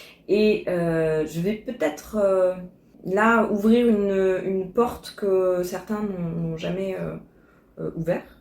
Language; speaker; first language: French; native; French